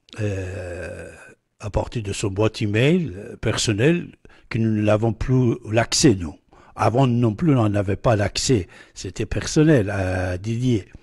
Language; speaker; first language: French; non-native, fluent; Persian